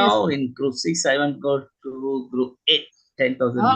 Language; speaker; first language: English; non-native, learner; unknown